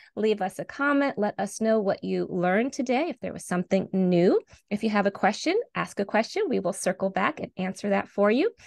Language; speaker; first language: English; native; English